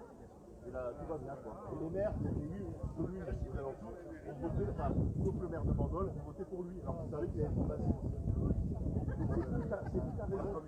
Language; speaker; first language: French; native; French